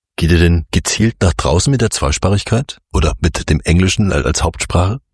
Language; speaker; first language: German; native; German